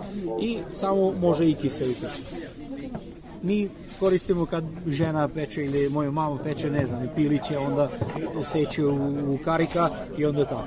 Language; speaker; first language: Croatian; non-native, local second language; Hungarian